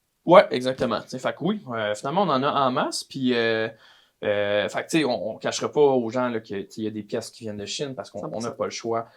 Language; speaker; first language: French; native; French